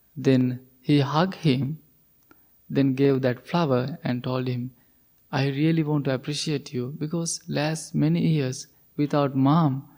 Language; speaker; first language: English; non-native, local second language; Sinhala